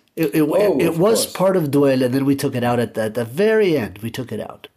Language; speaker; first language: English; early bilingual, other home language; Spanish